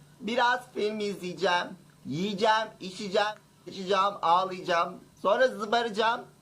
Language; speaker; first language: Turkish; native; Turkish